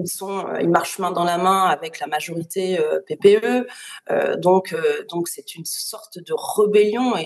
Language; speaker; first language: French; native; French